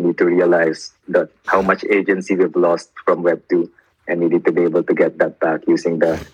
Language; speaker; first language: English; non-native, local second language; Filipino